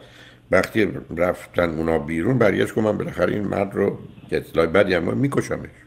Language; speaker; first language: Persian; native; Persian